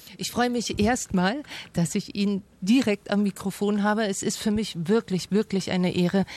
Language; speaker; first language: German; native; German